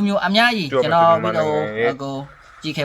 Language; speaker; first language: Burmese; non-native, learner; Khmer